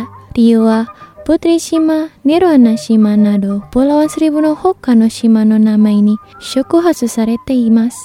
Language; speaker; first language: Japanese; non-native, fluent; Indonesian